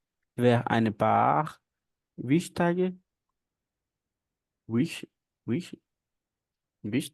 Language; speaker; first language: German; non-native, learner; Portuguese